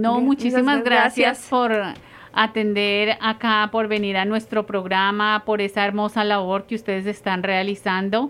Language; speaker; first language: Spanish; native; Spanish